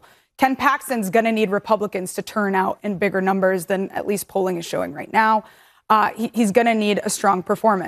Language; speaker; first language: English; native; English